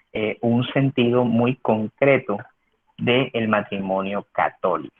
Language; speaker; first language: Spanish; native; Spanish